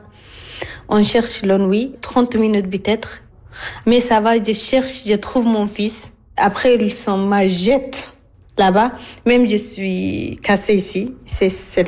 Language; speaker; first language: French; non-native, learner; Arabic